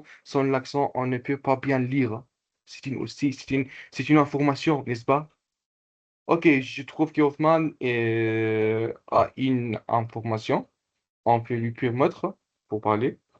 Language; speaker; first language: French; non-native, local second language; Comorian